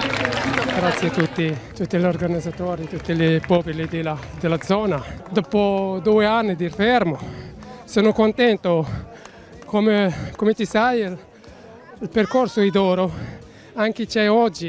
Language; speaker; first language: Italian; non-native, learner; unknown